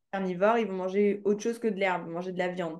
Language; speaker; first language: French; native; French